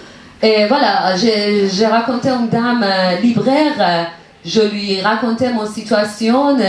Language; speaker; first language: French; non-native, learner; Persian